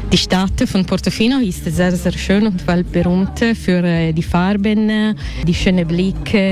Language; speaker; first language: German; non-native, fluent; Italian